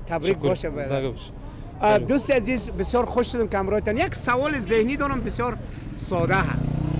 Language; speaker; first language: Persian; native; Persian